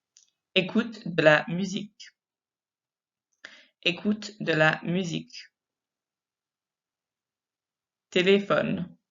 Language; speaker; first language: French; non-native, fluent; English